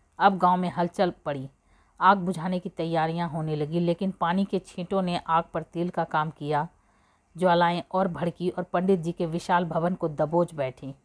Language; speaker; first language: Hindi; native; Hindi